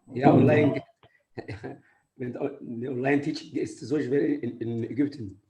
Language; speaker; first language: German; non-native, fluent; Arabic